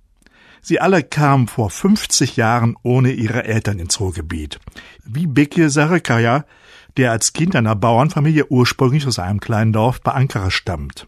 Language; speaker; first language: German; native; German